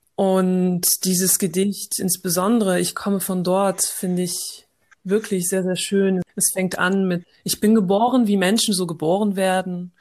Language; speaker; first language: German; early bilingual, heritage; French